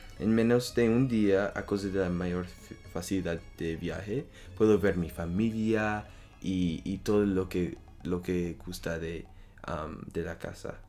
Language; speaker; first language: Spanish; non-native, learner; French